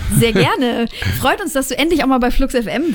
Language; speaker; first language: German; native; German